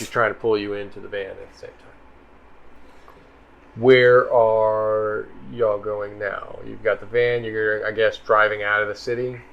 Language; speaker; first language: English; native; English